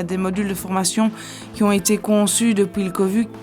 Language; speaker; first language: French; native; French